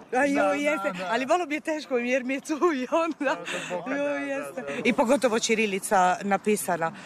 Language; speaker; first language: Serbian; non-native, fluent; Italian